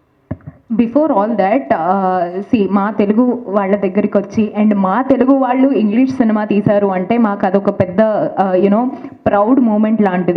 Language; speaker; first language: Telugu; native; Telugu